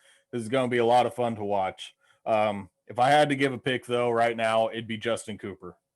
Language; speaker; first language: English; native; English